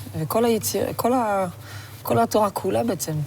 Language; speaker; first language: Hebrew; non-native, fluent; French